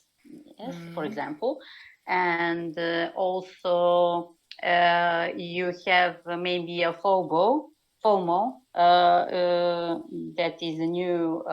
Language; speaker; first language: English; non-native, learner; Serbian